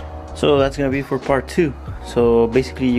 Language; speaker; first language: English; native; English